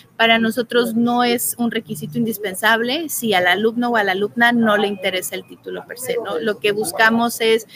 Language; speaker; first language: Spanish; native; Spanish